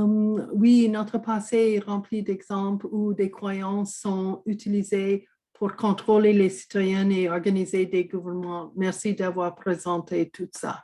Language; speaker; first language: French; non-native, fluent; English